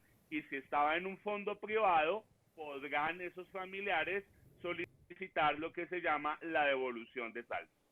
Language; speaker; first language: Spanish; native; Spanish